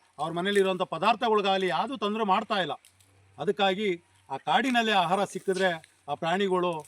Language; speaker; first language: Kannada; native; Kannada